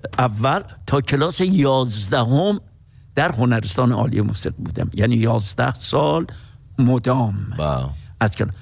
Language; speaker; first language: Persian; native; Persian